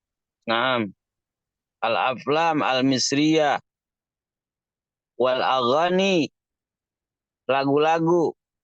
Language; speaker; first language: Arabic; non-native, fluent; Indonesian